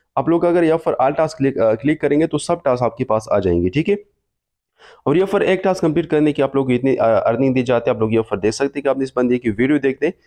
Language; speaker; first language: Urdu; non-native, local second language; Pashto